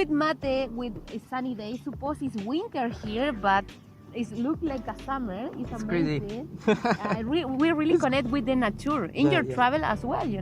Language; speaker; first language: English; non-native, learner; Spanish